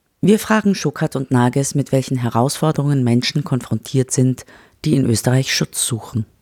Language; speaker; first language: German; native; German